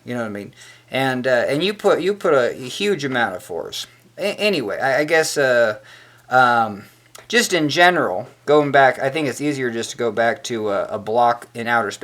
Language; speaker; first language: English; native; English